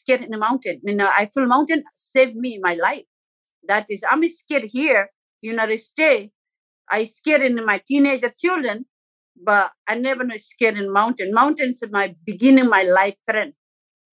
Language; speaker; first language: English; non-native, local second language; Sherpa